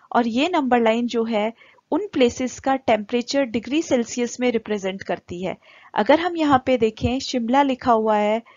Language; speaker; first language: Hindi; native; Hindi